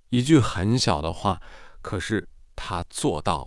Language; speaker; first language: Chinese; non-native, fluent; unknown